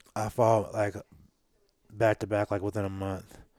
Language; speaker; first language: English; native; English